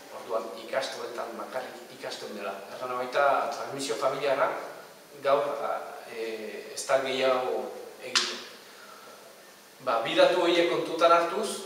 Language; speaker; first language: Basque; native; Basque